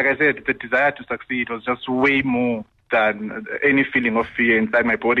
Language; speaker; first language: English; non-native, local second language; Xhosa